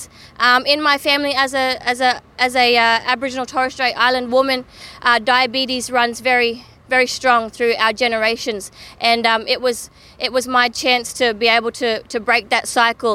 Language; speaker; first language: English; native; English